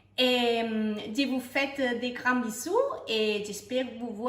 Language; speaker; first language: French; non-native, fluent; Spanish